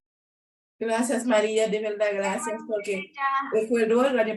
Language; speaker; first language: Spanish; non-native, learner; Haitian Creole